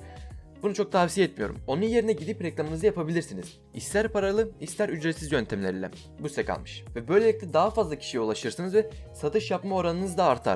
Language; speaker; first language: Turkish; native; Turkish